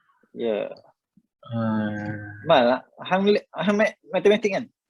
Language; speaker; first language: Malay; native; Malay